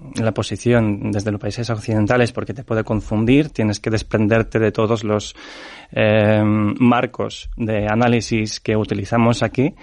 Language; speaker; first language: Spanish; non-native, fluent; Ukrainian